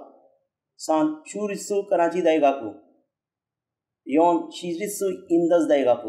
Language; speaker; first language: Japanese; non-native, fluent; Urdu